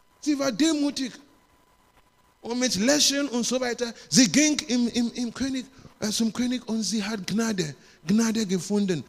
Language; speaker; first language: German; non-native, learner; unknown